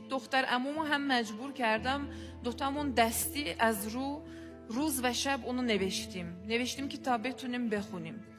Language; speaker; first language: Persian; non-native, fluent; Azerbaijani